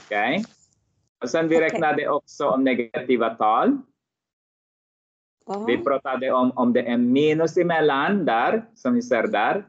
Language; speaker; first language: Swedish; non-native, fluent; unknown